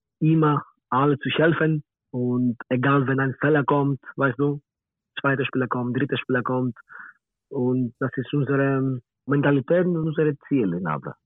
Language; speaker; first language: German; non-native, learner; Greek